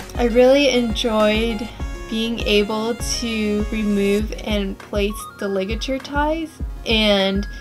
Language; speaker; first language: English; native; English